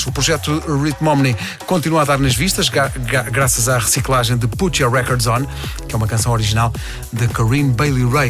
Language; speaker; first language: Portuguese; native; Portuguese